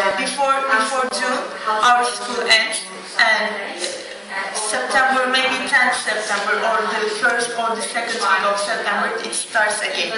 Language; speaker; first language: English; non-native, fluent; Turkish